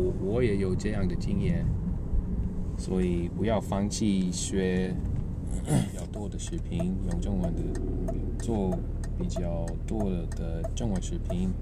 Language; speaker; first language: Chinese; non-native, learner; English